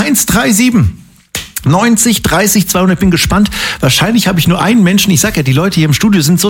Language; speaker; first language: German; native; German